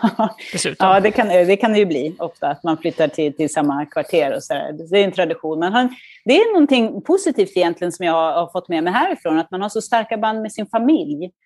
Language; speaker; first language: Swedish; native; Swedish